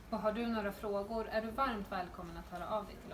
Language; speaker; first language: Swedish; native; Swedish